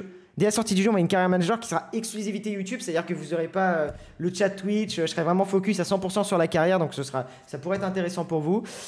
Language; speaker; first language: French; native; French